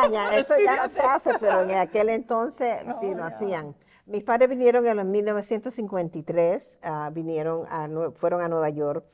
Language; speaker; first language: Spanish; early bilingual, heritage; Spanish